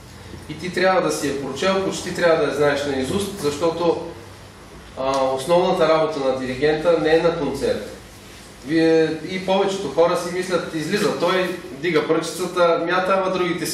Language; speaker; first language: Bulgarian; native; Bulgarian